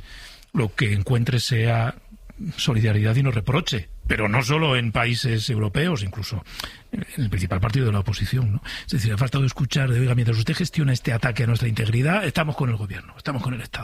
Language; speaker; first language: Spanish; native; Spanish